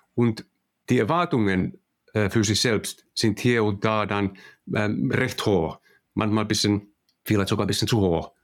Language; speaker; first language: German; non-native, fluent; Finnish